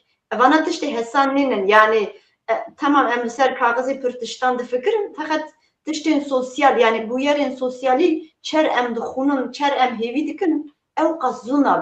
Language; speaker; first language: Kurdish; native; Kurdish